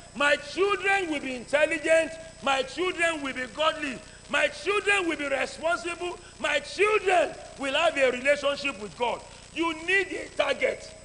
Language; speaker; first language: English; non-native, local second language; Yoruba